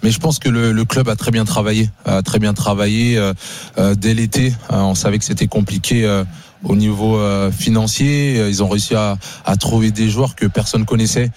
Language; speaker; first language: French; native; French